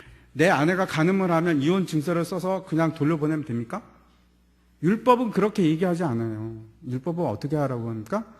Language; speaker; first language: Korean; native; Korean